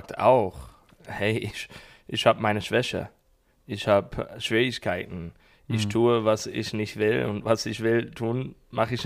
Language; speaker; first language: German; non-native, learner; English